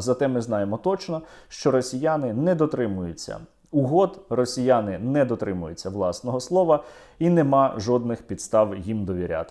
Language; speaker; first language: Ukrainian; native; Ukrainian